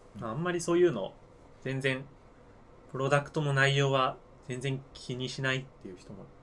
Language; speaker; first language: Japanese; native; Japanese